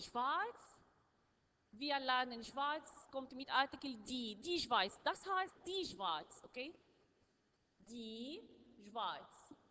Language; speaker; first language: German; non-native, learner; Arabic